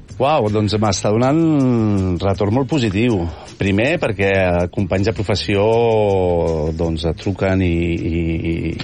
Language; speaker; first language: Catalan; native; Catalan